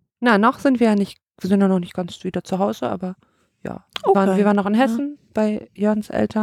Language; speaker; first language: German; native; German